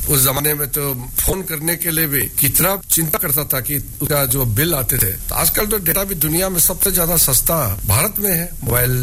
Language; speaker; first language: Hindi; non-native, local second language; Odia